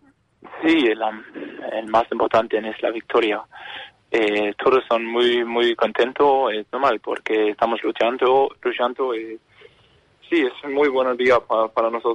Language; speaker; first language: Spanish; non-native, learner; Danish